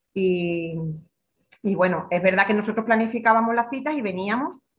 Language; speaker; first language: Spanish; native; Spanish